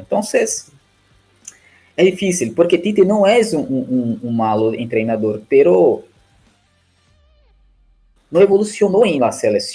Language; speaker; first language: Spanish; non-native, learner; Portuguese